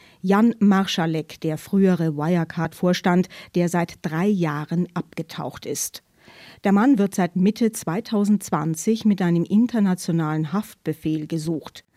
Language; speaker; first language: German; native; German